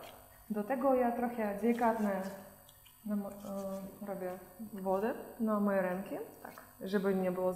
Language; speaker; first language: Polish; non-native, learner; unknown